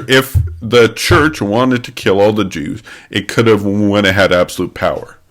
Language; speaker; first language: English; native; English